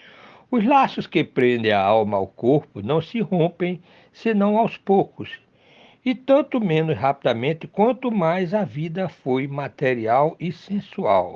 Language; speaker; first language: Portuguese; native; Portuguese